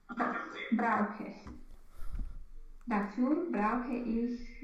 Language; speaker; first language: German; non-native, learner; Romanian